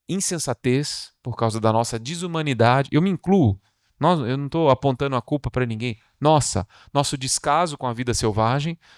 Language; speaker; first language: Portuguese; native; Portuguese